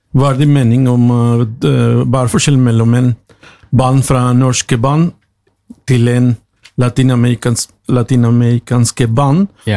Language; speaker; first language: Norwegian; non-native, learner; Spanish